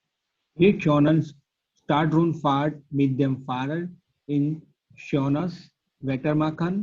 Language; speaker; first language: German; non-native, learner; Gujarati